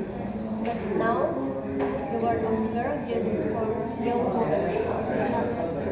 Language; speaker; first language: English; non-native, learner; Indonesian